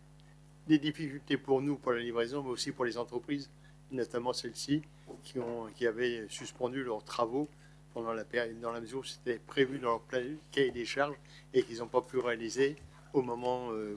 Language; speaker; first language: French; native; French